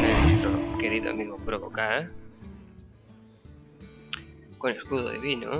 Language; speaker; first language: Spanish; native; Spanish